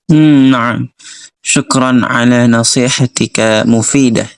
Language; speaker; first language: Arabic; non-native, learner; Indonesian